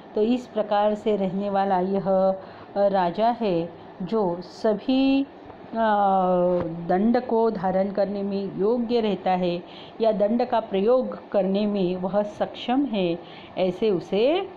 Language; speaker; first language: Hindi; non-native, local second language; Marathi